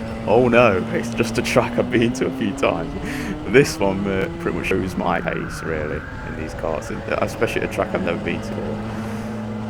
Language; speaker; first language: English; native; English